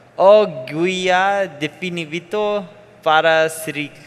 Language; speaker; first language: Portuguese; non-native, learner; English